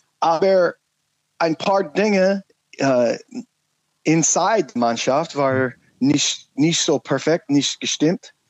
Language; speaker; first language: German; non-native, learner; English